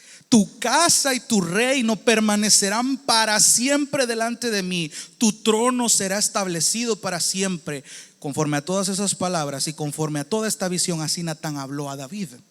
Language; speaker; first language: Spanish; native; Spanish